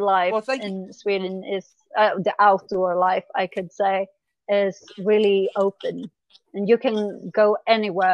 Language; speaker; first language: English; non-native, fluent; Swedish